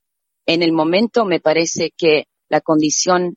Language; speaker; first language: Spanish; native; Spanish